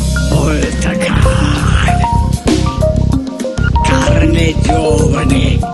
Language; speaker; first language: Italian; non-native, learner; English